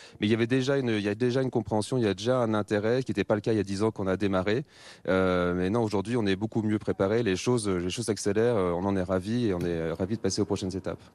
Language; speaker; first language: French; native; French